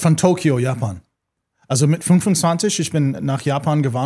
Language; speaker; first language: German; non-native, fluent; English